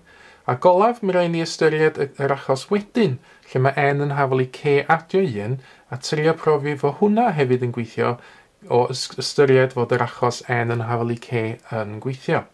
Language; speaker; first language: Welsh; native; Welsh